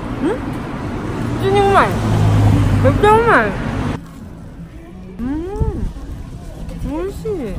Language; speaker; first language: Japanese; non-native, learner; Korean